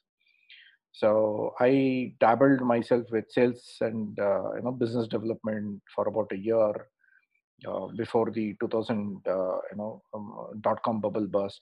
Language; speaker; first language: English; non-native, local second language; Kannada